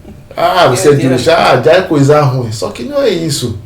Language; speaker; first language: Portuguese; non-native, fluent; Yoruba